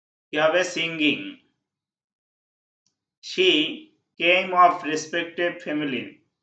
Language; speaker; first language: English; non-native, local second language; Bangla